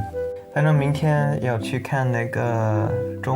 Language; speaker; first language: Chinese; non-native, fluent; English